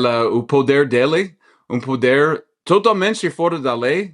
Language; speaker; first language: Portuguese; non-native, fluent; English